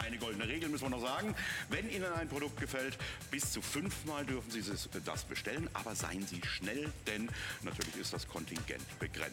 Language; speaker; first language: German; native; German